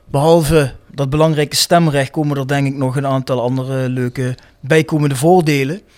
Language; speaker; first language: Dutch; native; Dutch